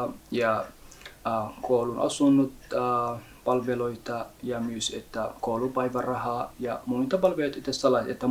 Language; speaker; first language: Finnish; non-native, learner; Somali